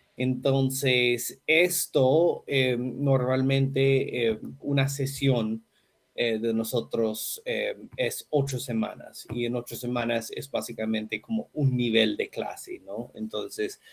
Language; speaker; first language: Spanish; non-native, fluent; English